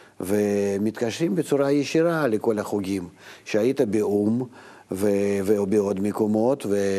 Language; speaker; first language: Hebrew; non-native, fluent; Russian